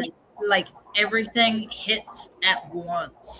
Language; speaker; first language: English; native; English